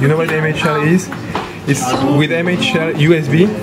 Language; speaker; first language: English; non-native, learner; French